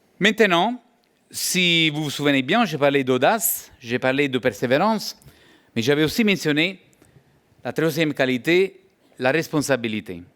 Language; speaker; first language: French; non-native, fluent; Italian